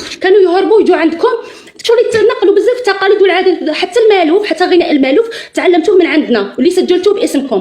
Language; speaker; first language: Arabic; native; Arabic